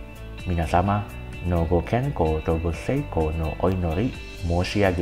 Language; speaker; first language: Japanese; non-native, learner; Indonesian